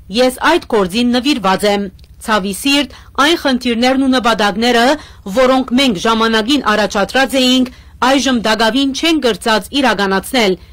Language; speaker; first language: Armenian; early bilingual, heritage; Armenian